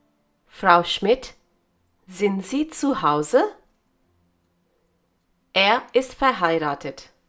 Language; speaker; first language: German; non-native, fluent; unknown